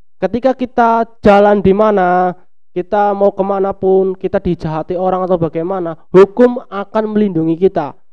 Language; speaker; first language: Indonesian; non-native, local second language; Javanese